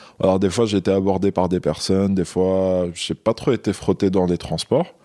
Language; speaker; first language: French; non-native, local second language; Kabyle